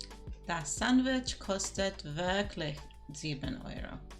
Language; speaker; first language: German; non-native, learner; Spanish